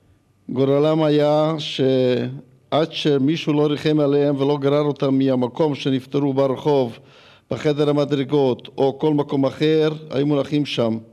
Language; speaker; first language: Hebrew; early bilingual, other home language; Hungarian